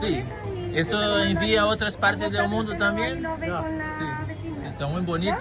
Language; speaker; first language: Spanish; non-native, learner; Portuguese